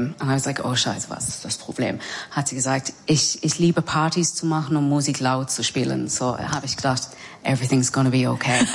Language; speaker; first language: German; non-native, learner; English